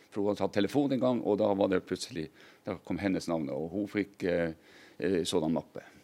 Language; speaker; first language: Norwegian; native; Norwegian